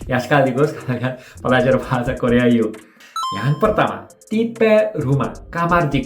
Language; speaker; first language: Indonesian; non-native, fluent; Korean